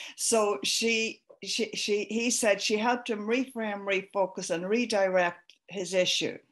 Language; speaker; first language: English; native; English